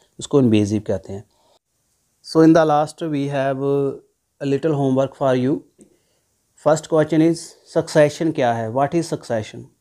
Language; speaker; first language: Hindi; non-native, local second language; Punjabi